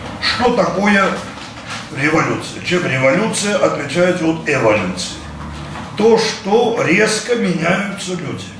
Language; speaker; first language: Russian; native; Russian